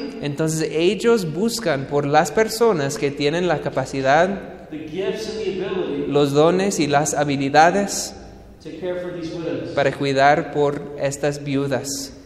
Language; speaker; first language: Spanish; non-native, fluent; English